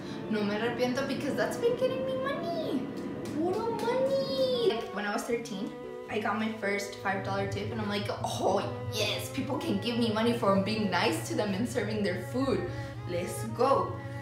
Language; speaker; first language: English; early bilingual, other home language; Spanish